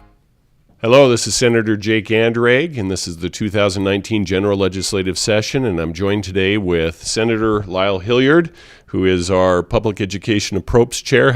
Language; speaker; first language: English; native; English